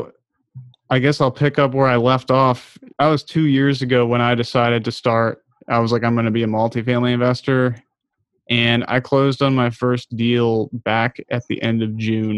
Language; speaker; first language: English; native; English